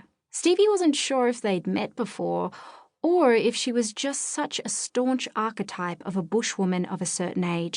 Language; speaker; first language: English; native; English